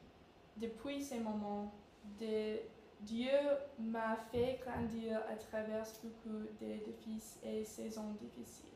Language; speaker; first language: French; non-native, learner; English